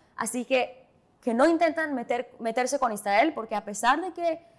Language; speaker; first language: Spanish; non-native, fluent; Hebrew